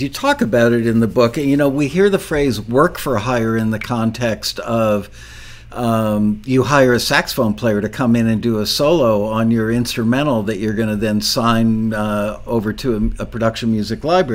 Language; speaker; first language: English; native; English